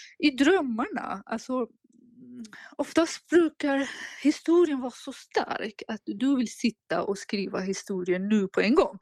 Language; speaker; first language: Swedish; non-native, fluent; Persian